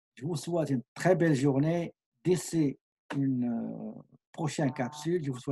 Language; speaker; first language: French; non-native, local second language; Arabic